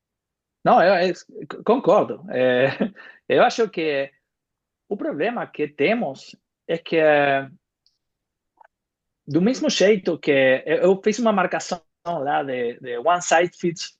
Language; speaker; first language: Portuguese; non-native, fluent; Spanish